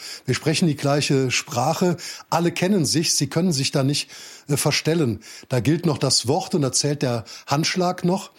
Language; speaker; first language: German; native; German